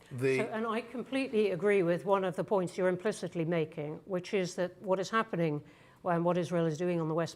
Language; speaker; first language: English; native; English